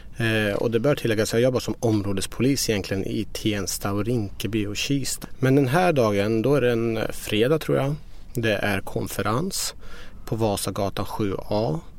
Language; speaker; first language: Swedish; early bilingual, other home language; Persian